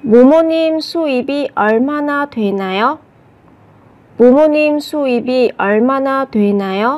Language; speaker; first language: Korean; non-native, fluent; Vietnamese